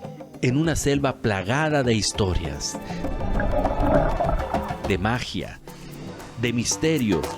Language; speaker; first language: Spanish; native; Spanish